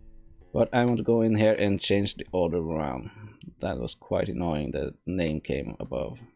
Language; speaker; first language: English; non-native, fluent; Norwegian